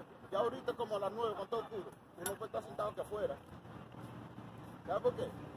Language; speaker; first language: Spanish; early bilingual, heritage; Spanish